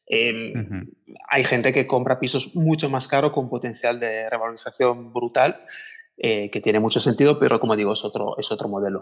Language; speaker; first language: Spanish; non-native, fluent; Italian